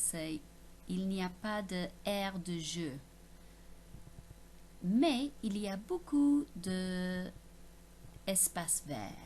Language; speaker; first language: French; non-native, fluent; English